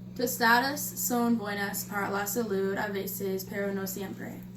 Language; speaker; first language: Spanish; non-native, learner; English